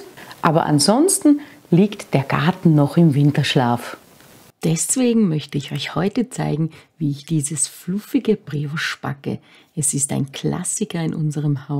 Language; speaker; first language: German; native; German